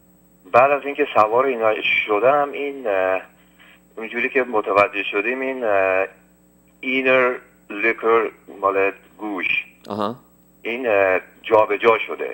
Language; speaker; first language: Persian; early bilingual, heritage; Persian